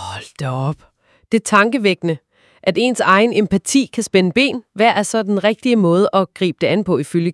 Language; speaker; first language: Danish; native; Danish